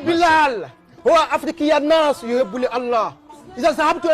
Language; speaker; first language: Arabic; non-native, learner; Wolof